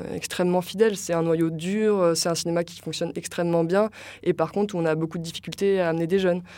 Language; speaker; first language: French; native; French